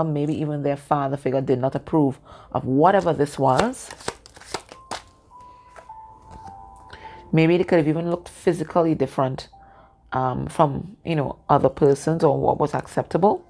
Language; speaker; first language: English; native; English